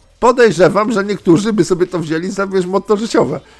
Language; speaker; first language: Polish; native; Polish